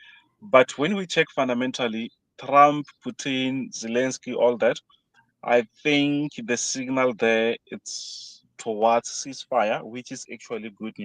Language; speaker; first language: English; non-native, fluent; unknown